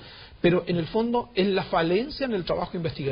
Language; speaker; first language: Spanish; native; Spanish